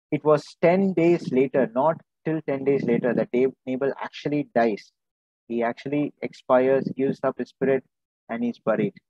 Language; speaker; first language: English; non-native, local second language; Tamil